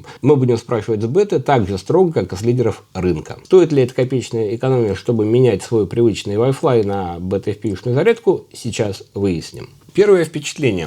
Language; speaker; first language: Russian; native; Russian